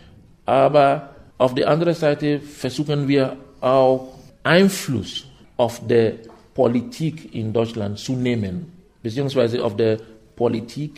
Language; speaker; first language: German; non-native, fluent; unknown